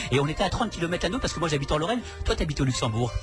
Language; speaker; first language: French; native; French